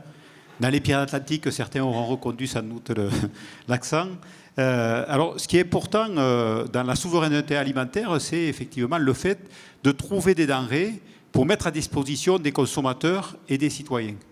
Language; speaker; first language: French; native; French